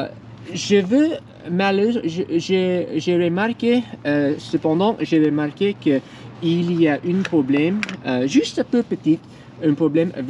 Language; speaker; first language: French; non-native, learner; English